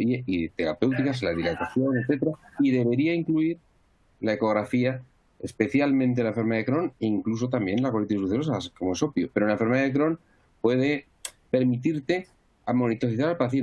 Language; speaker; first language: Spanish; native; Spanish